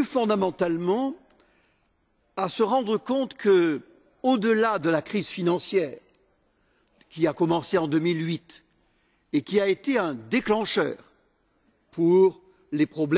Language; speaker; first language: French; native; French